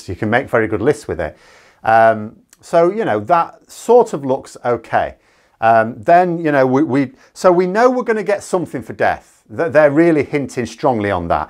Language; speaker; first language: English; native; English